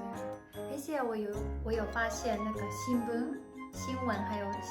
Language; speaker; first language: Chinese; non-native, fluent; Japanese